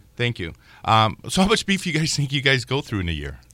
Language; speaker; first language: English; native; English